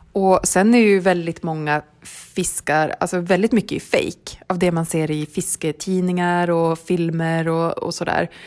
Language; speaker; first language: Swedish; native; Swedish